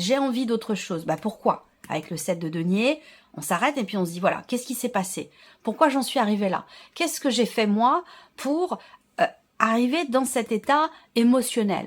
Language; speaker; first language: French; native; French